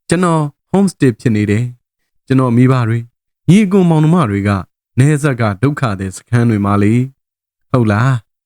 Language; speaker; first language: Burmese; native; Burmese